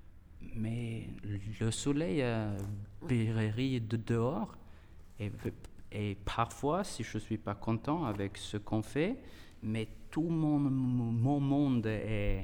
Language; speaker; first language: French; non-native, fluent; Swedish